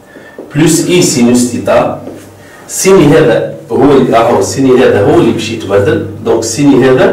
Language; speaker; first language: Arabic; native; Arabic